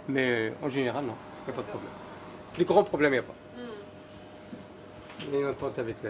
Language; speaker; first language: French; non-native, local second language; Berber languages